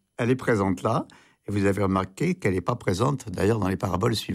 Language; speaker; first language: French; native; French